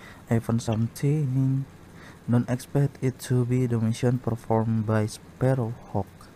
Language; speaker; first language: English; non-native, learner; Indonesian